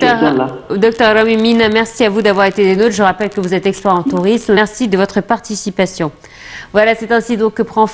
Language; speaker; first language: French; non-native, fluent; Arabic